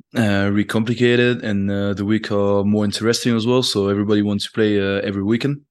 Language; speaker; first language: English; non-native, fluent; French